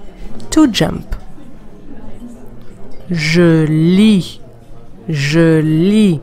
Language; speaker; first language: French; non-native, fluent; English